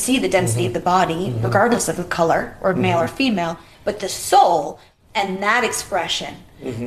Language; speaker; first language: English; native; English